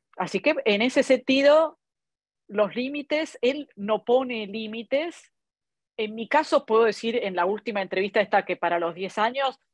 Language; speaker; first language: Spanish; non-native, local second language; Italian